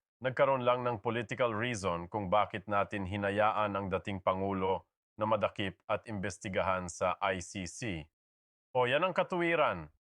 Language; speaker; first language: Filipino; native; Filipino